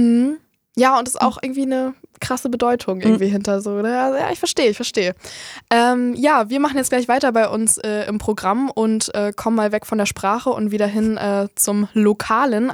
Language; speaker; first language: German; native; German